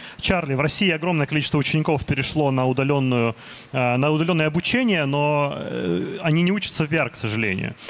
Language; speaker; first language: Russian; native; Russian